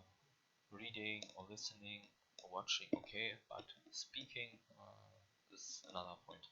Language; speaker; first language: English; non-native, learner; German